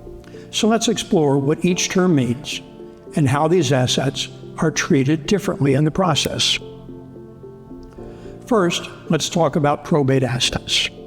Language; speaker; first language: English; native; English